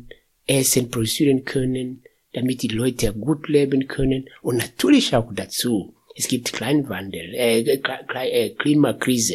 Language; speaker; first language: German; non-native, fluent; Swahili